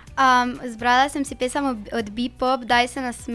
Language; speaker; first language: Slovenian; native; Slovenian